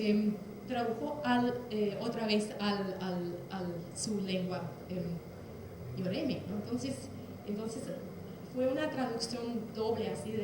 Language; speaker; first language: Spanish; non-native, fluent; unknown